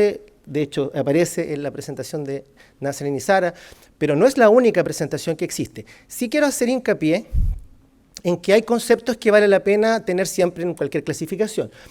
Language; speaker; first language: Spanish; native; Spanish